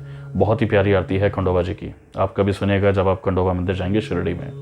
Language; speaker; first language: Hindi; native; Hindi